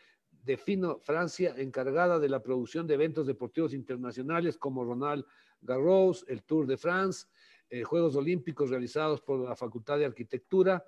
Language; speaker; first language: Spanish; native; Spanish